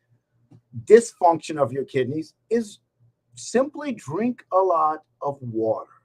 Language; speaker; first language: English; native; English